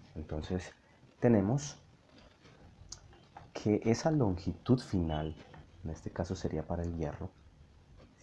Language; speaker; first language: Spanish; native; Spanish